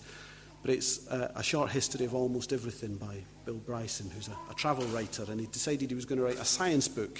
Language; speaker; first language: English; native; English